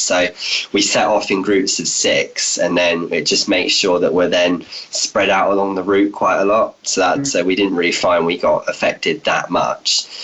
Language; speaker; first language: English; native; English